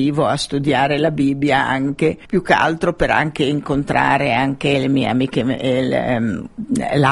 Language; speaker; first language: Italian; non-native, fluent; Arabic